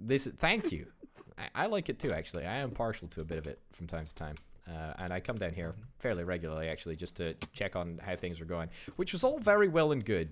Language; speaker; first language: English; native; English